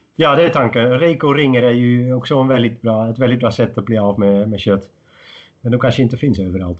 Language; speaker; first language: Swedish; non-native, fluent; Dutch